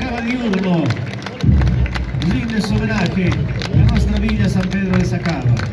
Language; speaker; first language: Spanish; native; Spanish